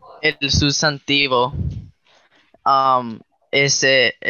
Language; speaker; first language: Spanish; early bilingual, heritage; Spanish